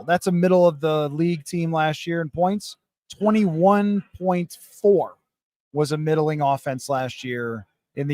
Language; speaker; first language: English; native; English